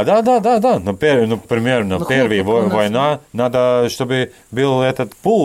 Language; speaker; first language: Russian; non-native, learner; Latvian